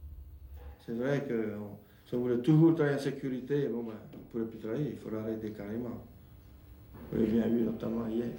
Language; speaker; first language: French; native; French